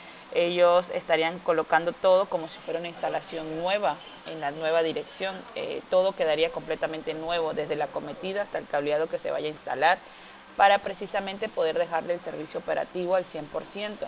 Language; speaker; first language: Spanish; native; Spanish